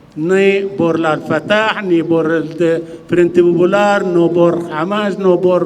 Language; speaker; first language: Spanish; non-native, fluent; Arabic